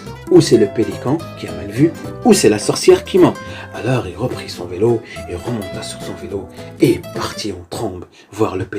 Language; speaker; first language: French; native; French